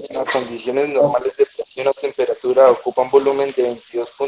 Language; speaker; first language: Spanish; native; Spanish